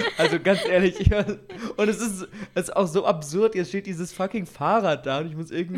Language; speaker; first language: German; native; German